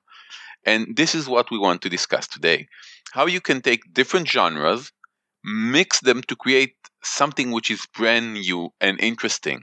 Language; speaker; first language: English; non-native, fluent; Hebrew